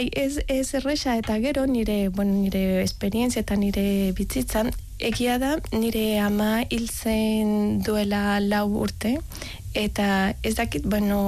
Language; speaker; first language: Basque; non-native, learner; Spanish